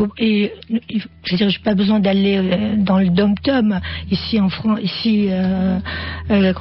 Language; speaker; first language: French; non-native, fluent; Arabic